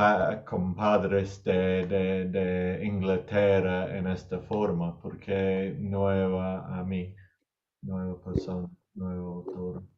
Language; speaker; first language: Spanish; non-native, learner; English